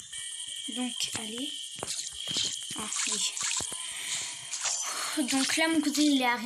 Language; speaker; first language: French; native; French